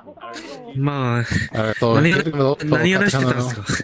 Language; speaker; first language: Japanese; non-native, learner; English